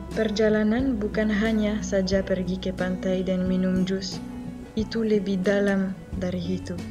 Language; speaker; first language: Indonesian; non-native, fluent; French